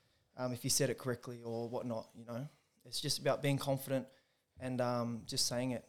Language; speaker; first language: English; native; English